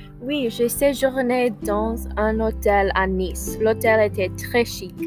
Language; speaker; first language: French; non-native, learner; English